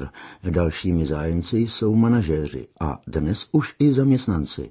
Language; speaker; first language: Czech; native; Czech